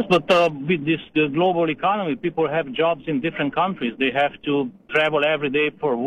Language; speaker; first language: English; non-native, fluent; Romanian